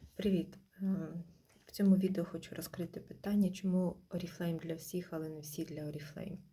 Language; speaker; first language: Ukrainian; non-native, local second language; Russian